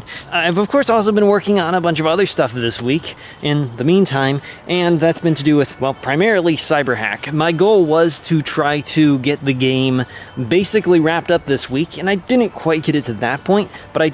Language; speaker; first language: English; native; English